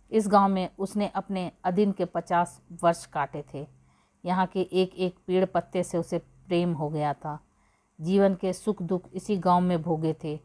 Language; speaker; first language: Hindi; native; Hindi